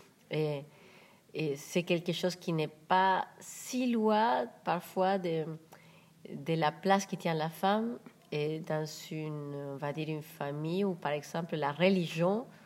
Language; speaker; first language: French; non-native, fluent; Spanish